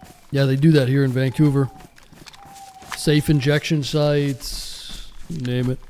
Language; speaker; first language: English; native; English